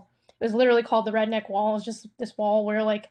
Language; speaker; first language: English; native; English